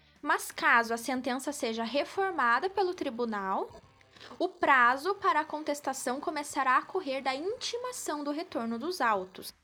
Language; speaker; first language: Portuguese; native; Portuguese